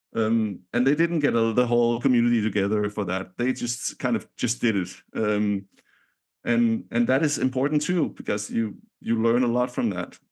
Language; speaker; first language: English; non-native, fluent; Danish